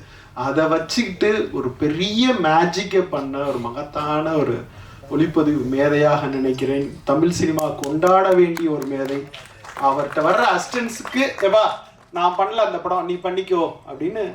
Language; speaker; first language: Tamil; native; Tamil